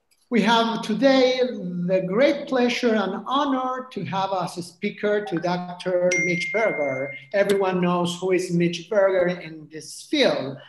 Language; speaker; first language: English; non-native, fluent; Spanish